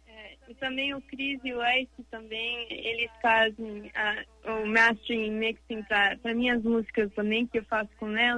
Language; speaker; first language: Portuguese; early bilingual, heritage; English